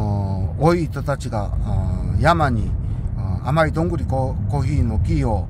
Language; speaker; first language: Japanese; non-native, learner; Korean